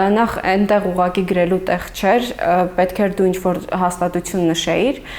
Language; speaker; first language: Armenian; native; Armenian